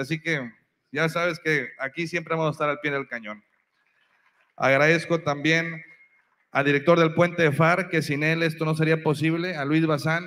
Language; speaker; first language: Spanish; native; Spanish